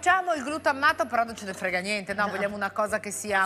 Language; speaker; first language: Italian; native; Italian